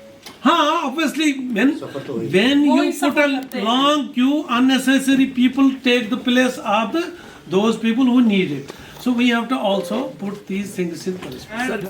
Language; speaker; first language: English; non-native, local second language; Kashmiri